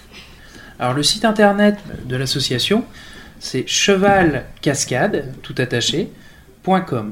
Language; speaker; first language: French; native; French